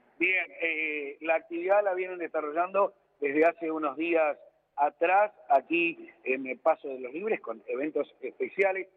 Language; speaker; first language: Spanish; native; Spanish